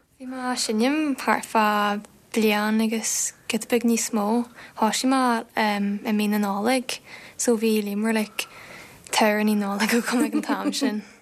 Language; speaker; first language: Irish; non-native, local second language; English